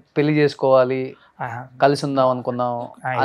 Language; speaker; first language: Telugu; native; Telugu